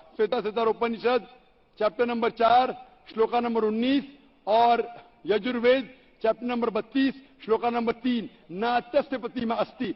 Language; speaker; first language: Hindi; non-native, local second language; Konkani